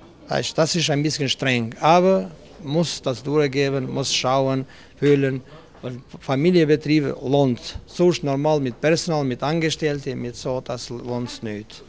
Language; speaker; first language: German; non-native, learner; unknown